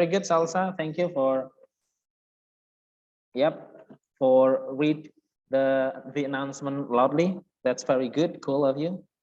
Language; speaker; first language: English; non-native, fluent; Indonesian